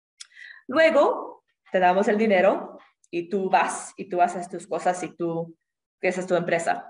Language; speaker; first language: Spanish; non-native, fluent; English